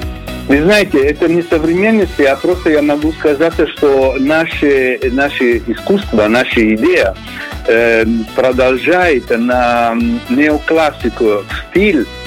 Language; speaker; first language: Russian; non-native, learner; Italian